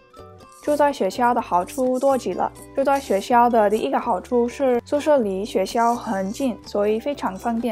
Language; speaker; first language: Chinese; non-native, learner; English